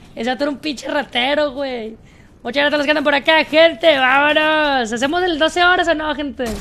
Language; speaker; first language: Spanish; native; Spanish